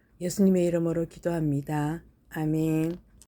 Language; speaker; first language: Korean; native; Korean